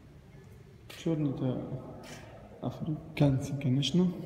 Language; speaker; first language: Russian; non-native, learner; Arabic